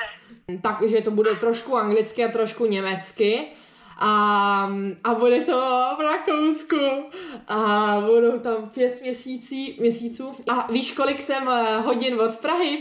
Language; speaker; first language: Czech; early bilingual, heritage; Czech